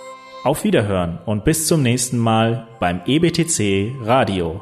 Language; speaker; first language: German; native; German